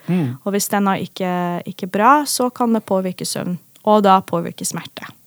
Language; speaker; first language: Norwegian; non-native, fluent; Dutch